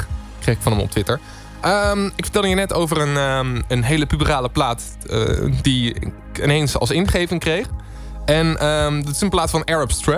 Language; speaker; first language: Dutch; native; Dutch